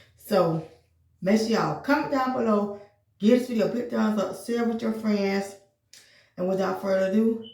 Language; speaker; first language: English; native; English